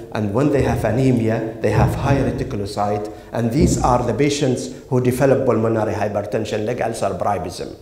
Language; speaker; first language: English; non-native, fluent; Arabic